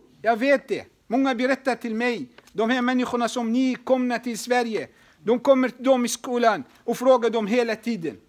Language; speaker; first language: Swedish; non-native, fluent; Arabic